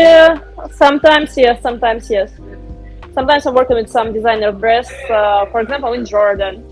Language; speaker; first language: English; non-native, learner; Russian